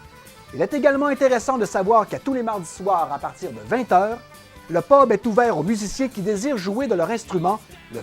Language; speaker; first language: French; native; French